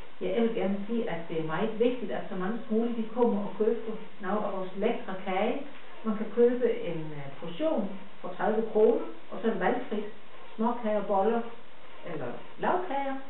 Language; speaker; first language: Danish; native; Danish